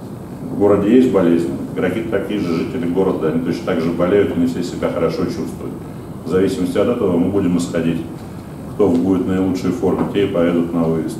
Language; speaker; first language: Russian; native; Russian